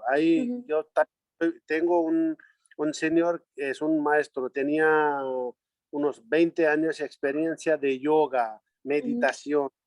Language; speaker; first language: Spanish; non-native, learner; Nepali